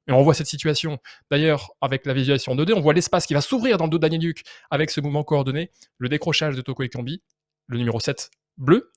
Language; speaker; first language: French; native; French